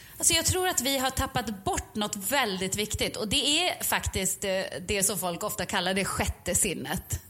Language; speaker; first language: Swedish; native; Swedish